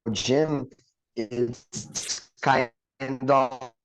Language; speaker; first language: English; non-native, learner; Portuguese